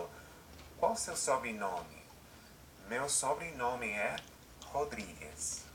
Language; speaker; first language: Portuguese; non-native, learner; English